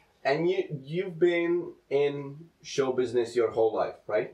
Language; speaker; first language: English; non-native, fluent; Czech